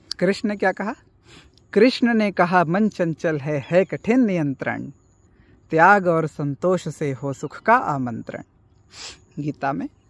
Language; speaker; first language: Hindi; native; Hindi